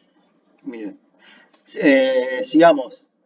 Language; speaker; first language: Spanish; native; Spanish